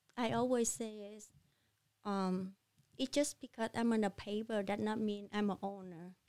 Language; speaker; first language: English; non-native, learner; Vietnamese